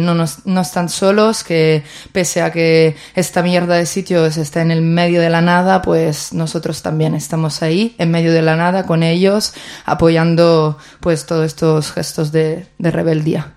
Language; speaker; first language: Spanish; native; Spanish